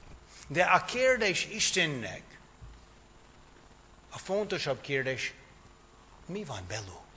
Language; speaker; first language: Hungarian; non-native, fluent; English